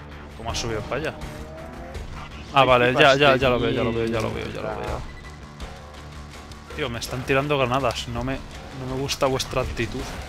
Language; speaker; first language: Spanish; native; Spanish